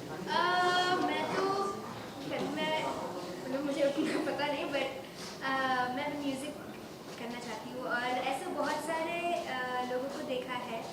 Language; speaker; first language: Hindi; non-native, local second language; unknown